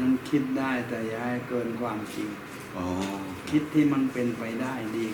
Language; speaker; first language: Thai; native; Thai